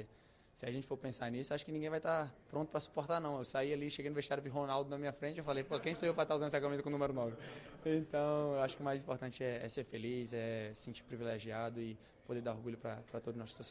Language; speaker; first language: Portuguese; native; Portuguese